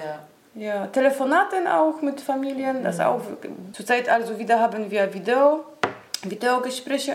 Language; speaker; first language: German; non-native, learner; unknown